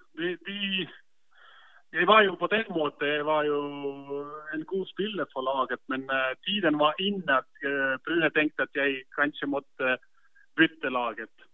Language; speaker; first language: Norwegian; non-native, fluent; Estonian